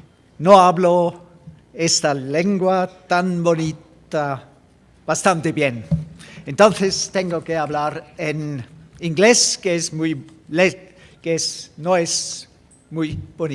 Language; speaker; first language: Spanish; non-native, learner; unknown